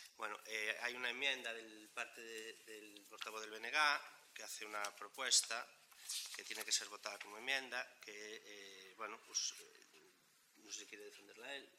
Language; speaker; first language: Spanish; non-native, local second language; Galician